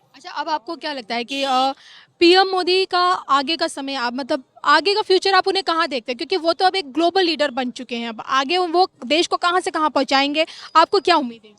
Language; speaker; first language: Hindi; native; Hindi